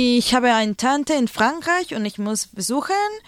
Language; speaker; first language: German; non-native, learner; Spanish